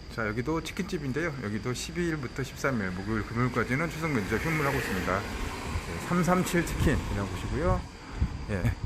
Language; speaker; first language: Korean; native; Korean